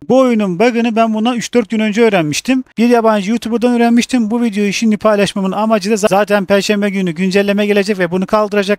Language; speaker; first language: Turkish; native; Turkish